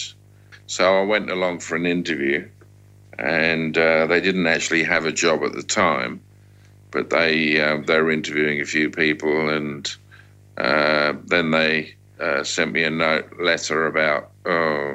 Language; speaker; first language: English; native; English